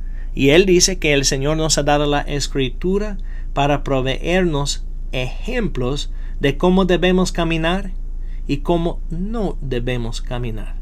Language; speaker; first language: Spanish; non-native, fluent; English